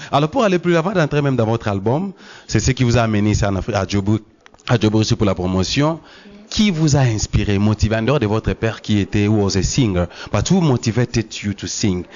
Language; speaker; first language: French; non-native, local second language; Lingala